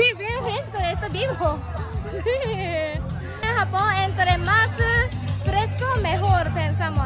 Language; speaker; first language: Spanish; non-native, learner; Japanese